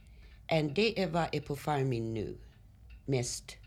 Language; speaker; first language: Swedish; early bilingual, heritage; Swedish